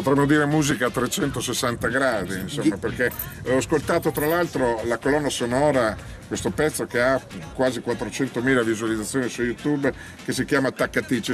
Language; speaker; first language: Italian; native; Italian